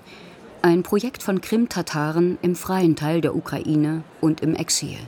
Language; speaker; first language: German; native; German